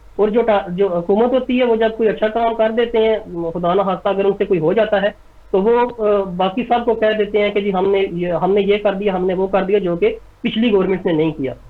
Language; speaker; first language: Urdu; non-native, local second language; Punjabi